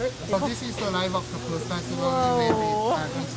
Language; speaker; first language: English; non-native, learner; Korean